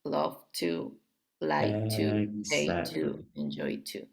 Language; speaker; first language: English; non-native, learner; Spanish